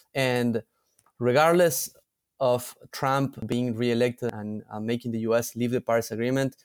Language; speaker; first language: English; non-native, fluent; Spanish